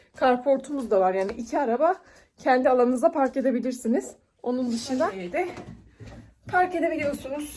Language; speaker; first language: Turkish; early bilingual, other home language; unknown